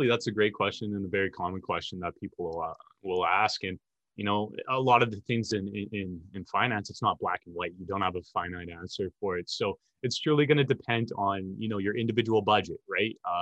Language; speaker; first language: English; native; English